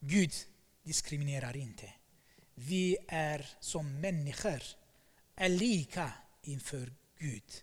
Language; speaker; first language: Swedish; non-native, fluent; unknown